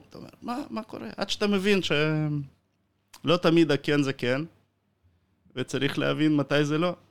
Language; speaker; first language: Hebrew; non-native, fluent; Russian